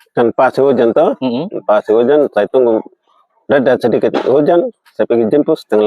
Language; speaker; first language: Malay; non-native, local second language; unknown